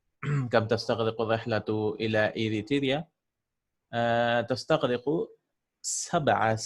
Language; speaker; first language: Arabic; non-native, fluent; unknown